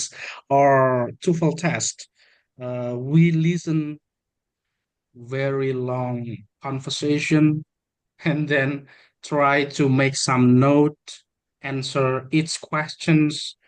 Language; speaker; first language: English; non-native, learner; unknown